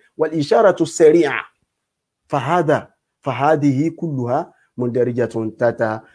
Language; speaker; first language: Arabic; non-native, fluent; Yoruba